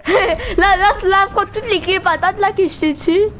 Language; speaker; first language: French; native; French